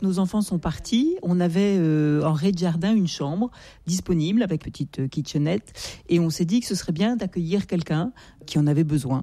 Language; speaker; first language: French; native; French